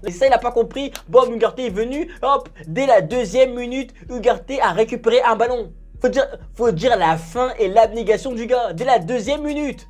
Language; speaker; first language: French; native; French